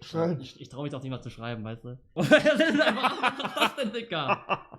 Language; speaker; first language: German; native; German